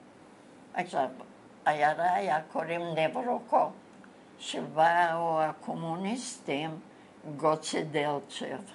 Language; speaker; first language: Hebrew; non-native, fluent; Bulgarian